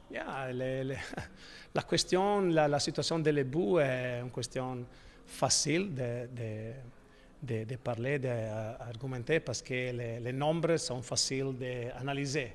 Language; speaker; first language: French; non-native, learner; Italian